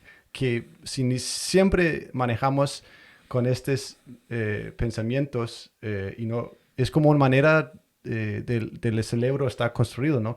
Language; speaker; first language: Spanish; non-native, fluent; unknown